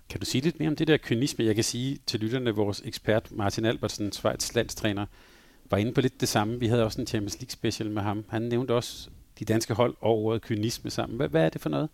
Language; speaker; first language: Danish; native; Danish